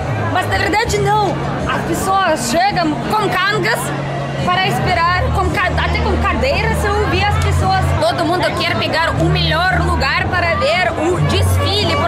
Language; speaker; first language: Portuguese; non-native, fluent; Russian